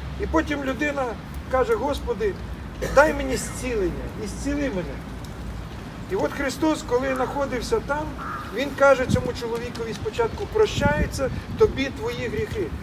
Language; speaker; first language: Ukrainian; non-native, local second language; Russian